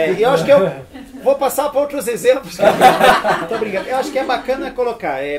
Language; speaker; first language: Portuguese; early bilingual, other home language; French